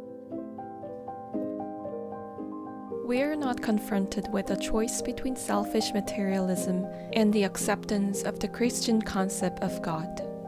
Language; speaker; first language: English; non-native, fluent; Korean